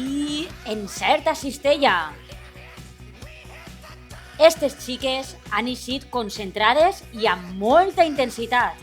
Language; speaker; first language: Catalan; native; Catalan